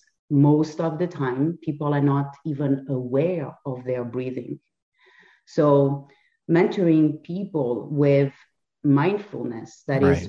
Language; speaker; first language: English; non-native, fluent; French